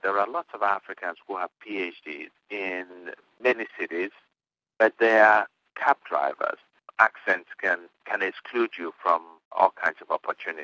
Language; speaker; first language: English; non-native, local second language; Igbo